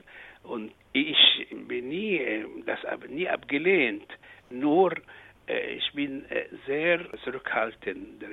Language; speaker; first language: German; non-native, fluent; Arabic